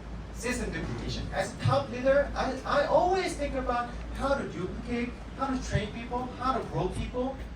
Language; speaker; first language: English; non-native, fluent; Korean